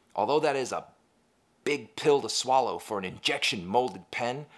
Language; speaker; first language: English; native; English